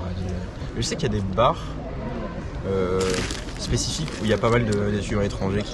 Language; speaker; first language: French; native; French